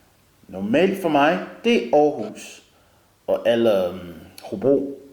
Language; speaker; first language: Danish; non-native, learner; English